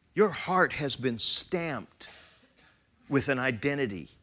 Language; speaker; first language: English; native; English